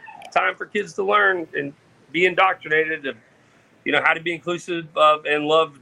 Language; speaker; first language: English; native; English